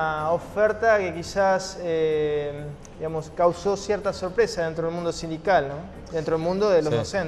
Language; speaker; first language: Spanish; native; Spanish